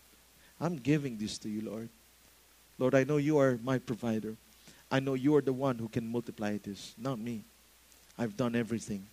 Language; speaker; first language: English; non-native, local second language; Filipino